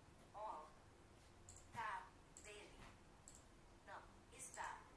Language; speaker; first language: Portuguese; non-native, learner; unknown